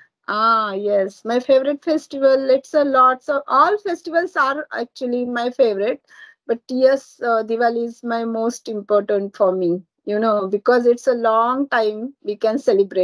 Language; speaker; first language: English; non-native, learner; Marathi